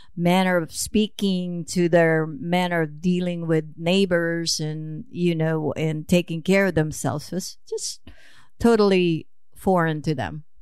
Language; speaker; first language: English; non-native, local second language; Filipino